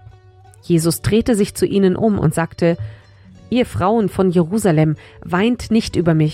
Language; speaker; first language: German; native; German